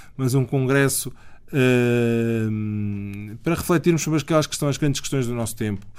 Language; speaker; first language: Portuguese; native; Portuguese